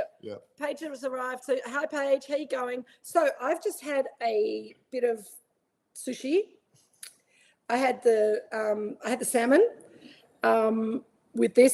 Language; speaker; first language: English; native; English